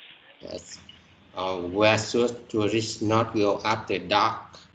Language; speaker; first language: English; non-native, learner; Vietnamese